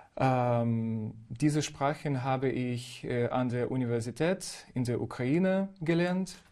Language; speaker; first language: German; non-native, fluent; Ukrainian